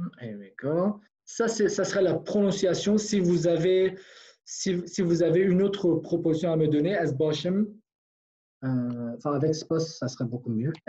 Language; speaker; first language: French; non-native, fluent; Kurdish